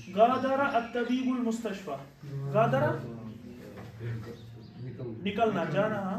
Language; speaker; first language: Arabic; non-native, fluent; Urdu